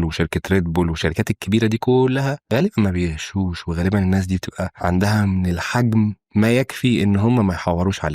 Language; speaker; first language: Arabic; native; Arabic